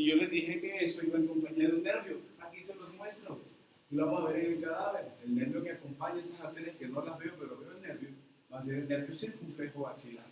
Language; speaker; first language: Spanish; native; Spanish